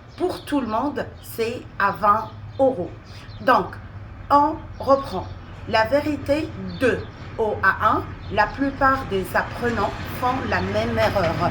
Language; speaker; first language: French; non-native, local second language; Arabic